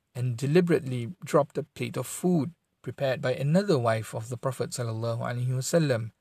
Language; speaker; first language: English; non-native, local second language; Malay